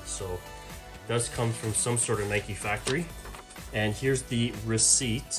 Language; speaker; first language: English; native; English